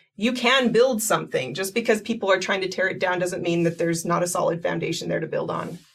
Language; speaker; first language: English; native; English